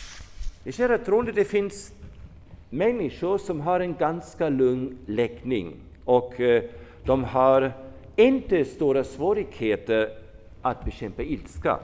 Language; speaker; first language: Swedish; non-native, fluent; German